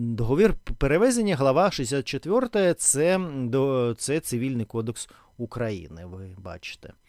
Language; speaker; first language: Ukrainian; non-native, local second language; Russian